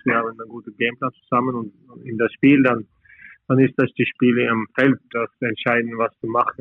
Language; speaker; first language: German; non-native, fluent; Norwegian